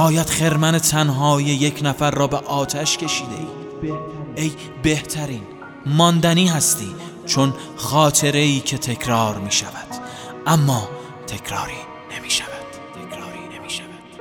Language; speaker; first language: Persian; native; Persian